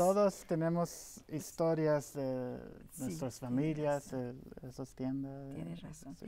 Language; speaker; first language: Spanish; non-native, local second language; English